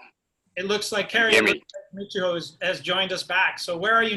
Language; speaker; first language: English; native; English